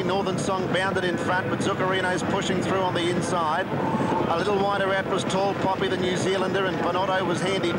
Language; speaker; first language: English; native; English